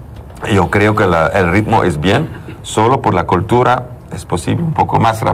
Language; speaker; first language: Spanish; non-native, learner; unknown